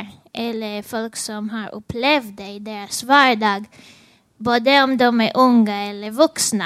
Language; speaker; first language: Swedish; non-native, fluent; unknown